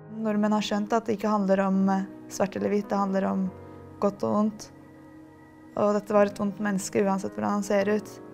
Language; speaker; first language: Norwegian; early bilingual, other home language; Kurdish